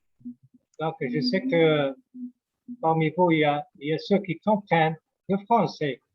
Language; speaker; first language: French; non-native, local second language; Arabic